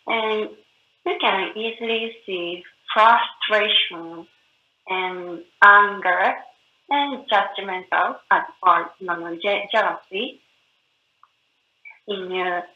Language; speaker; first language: English; non-native, learner; Japanese